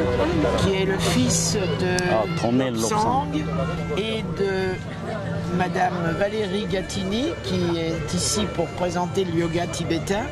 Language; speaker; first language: French; native; French